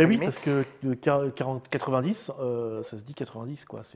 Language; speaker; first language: French; native; French